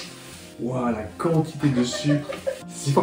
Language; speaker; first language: French; native; French